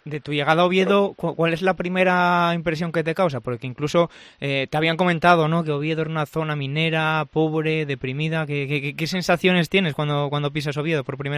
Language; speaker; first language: Spanish; native; Spanish